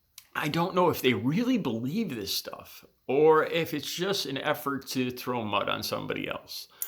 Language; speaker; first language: English; native; English